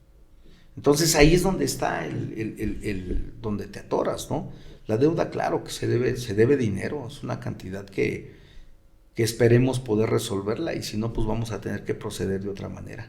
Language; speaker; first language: Spanish; native; Spanish